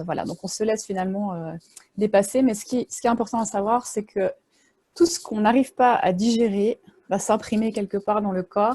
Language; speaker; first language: French; native; French